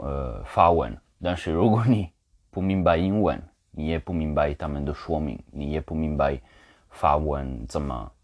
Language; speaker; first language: Chinese; non-native, learner; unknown